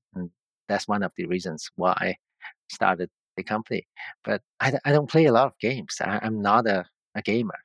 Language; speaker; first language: English; non-native, local second language; Cantonese